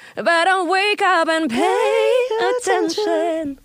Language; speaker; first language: English; non-native, fluent; Indonesian